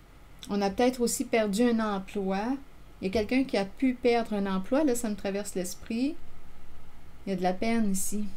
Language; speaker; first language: French; native; French